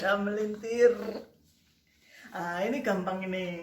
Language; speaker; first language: Indonesian; native; Indonesian